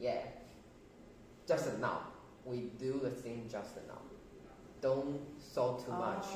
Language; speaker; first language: English; non-native, learner; Chinese